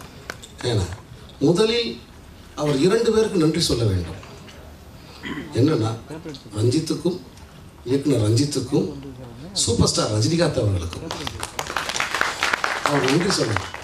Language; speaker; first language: Tamil; native; Tamil